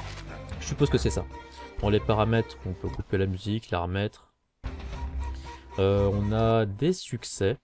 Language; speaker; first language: French; native; French